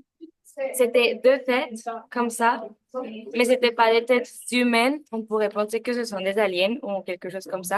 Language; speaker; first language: French; non-native, learner; Spanish